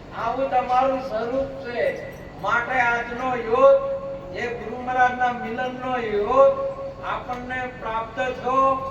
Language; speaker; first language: Gujarati; non-native, local second language; Marwari